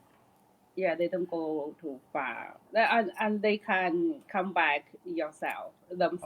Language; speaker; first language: English; non-native, learner; Chinese